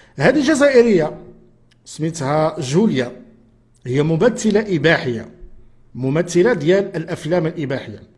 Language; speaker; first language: Arabic; native; Arabic